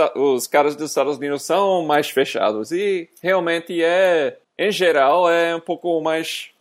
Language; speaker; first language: Portuguese; non-native, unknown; English